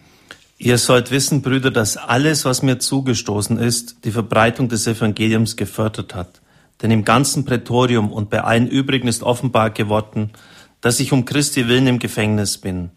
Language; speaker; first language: German; native; German